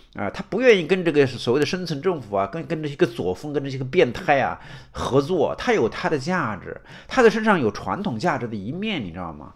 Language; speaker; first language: Chinese; native; Chinese